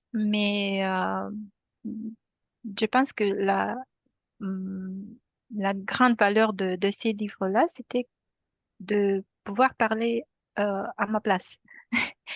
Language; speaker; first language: French; non-native, fluent; Romanian